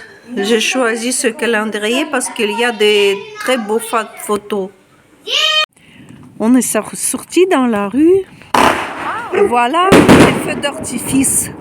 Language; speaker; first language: French; non-native, fluent; Russian